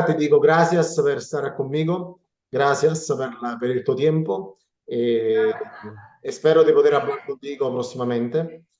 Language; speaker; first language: Spanish; non-native, learner; Italian